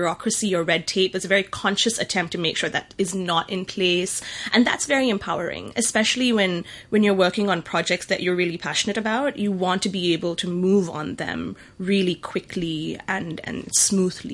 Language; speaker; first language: English; native; English